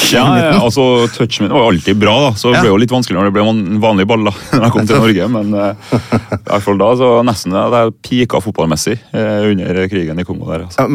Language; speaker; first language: Norwegian; early bilingual, other home language; Swahili